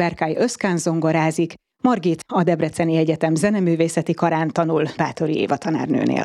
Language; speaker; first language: Hungarian; native; Hungarian